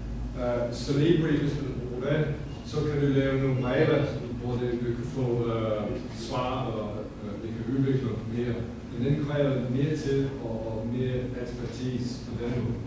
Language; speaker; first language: Danish; non-native, fluent; English